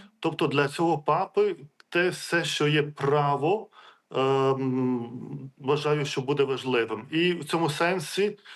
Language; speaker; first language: Ukrainian; non-native, fluent; Lithuanian